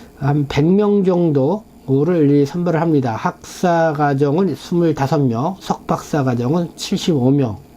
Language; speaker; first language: Korean; native; Korean